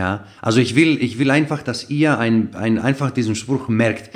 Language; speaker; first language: German; non-native, fluent; Greek